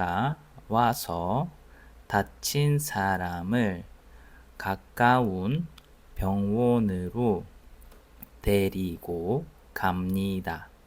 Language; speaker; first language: Korean; non-native, fluent; Russian